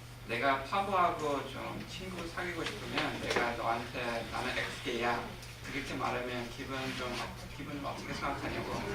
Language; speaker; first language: Korean; early bilingual, heritage; English